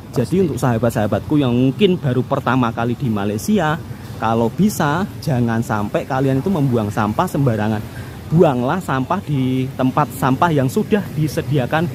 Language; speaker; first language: Indonesian; native; Indonesian